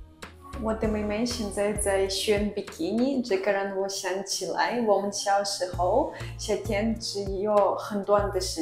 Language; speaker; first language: Chinese; non-native, fluent; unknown